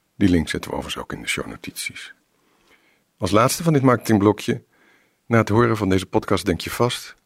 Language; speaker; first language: Dutch; native; Dutch